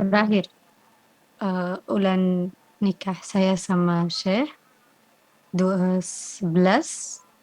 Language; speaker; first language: Indonesian; non-native, learner; Arabic